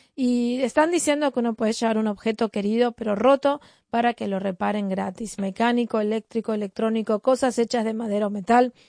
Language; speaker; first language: Spanish; native; Spanish